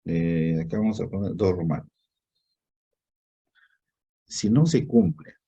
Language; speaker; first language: Spanish; native; Spanish